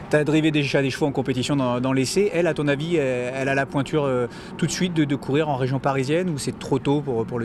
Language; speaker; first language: French; native; French